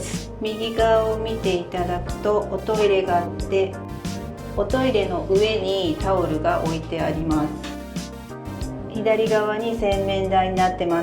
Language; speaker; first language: Japanese; native; Japanese